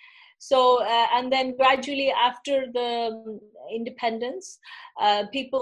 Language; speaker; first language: English; non-native, local second language; Bangla